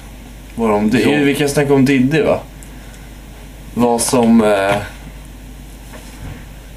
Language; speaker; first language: Swedish; native; Swedish